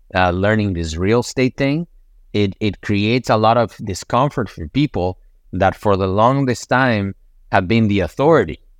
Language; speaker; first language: English; non-native, fluent; Spanish